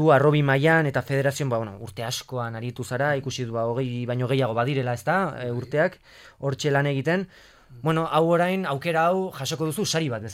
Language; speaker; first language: Basque; native; Basque